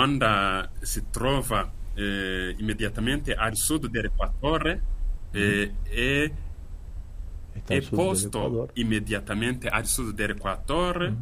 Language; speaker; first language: Italian; non-native, fluent; Kinyarwanda